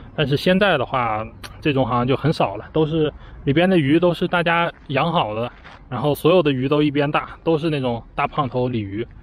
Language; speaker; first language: Chinese; native; Chinese